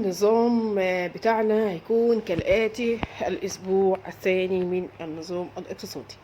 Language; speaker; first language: Arabic; native; Arabic